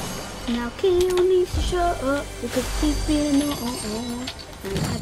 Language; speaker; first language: English; native; English